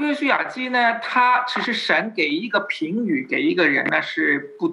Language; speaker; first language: Chinese; native; Chinese